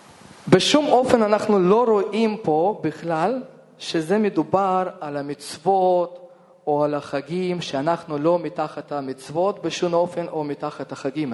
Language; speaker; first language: Hebrew; non-native, fluent; Russian